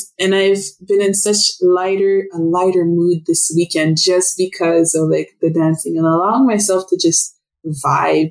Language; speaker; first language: English; non-native, fluent; French